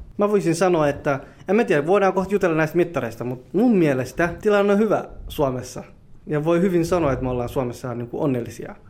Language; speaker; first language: Finnish; early bilingual, other home language; Somali